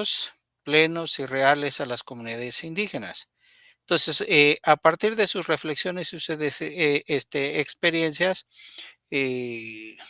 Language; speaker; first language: Spanish; native; Spanish